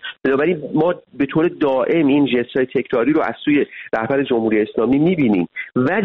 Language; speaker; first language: Persian; native; Persian